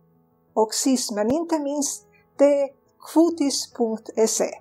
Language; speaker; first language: Swedish; non-native, fluent; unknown